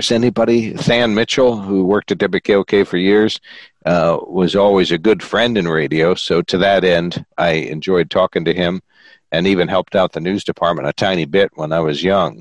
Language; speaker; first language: English; native; English